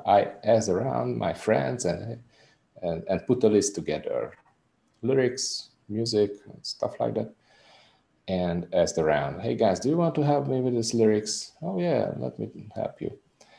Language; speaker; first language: English; non-native, fluent; Hungarian